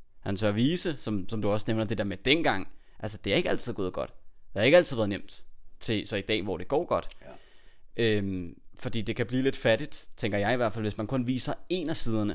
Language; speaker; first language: Danish; native; Danish